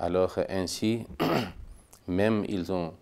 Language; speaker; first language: French; non-native, fluent; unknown